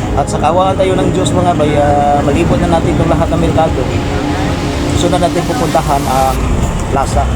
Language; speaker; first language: Filipino; non-native, local second language; Cebuano